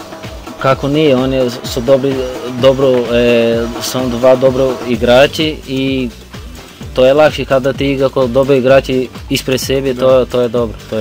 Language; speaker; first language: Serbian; non-native, learner; Portuguese